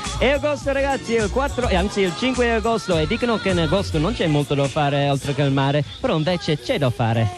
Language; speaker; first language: Italian; non-native, fluent; English